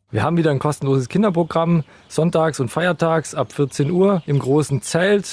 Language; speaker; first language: German; native; German